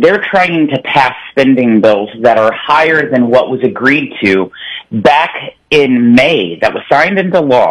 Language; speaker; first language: English; native; English